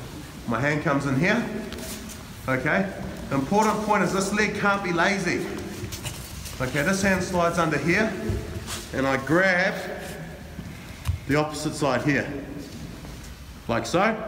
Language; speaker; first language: English; native; English